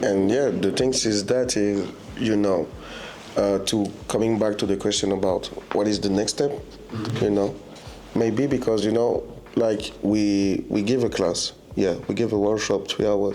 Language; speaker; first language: English; non-native, fluent; French